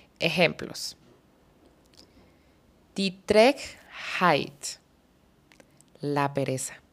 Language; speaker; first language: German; non-native, fluent; Spanish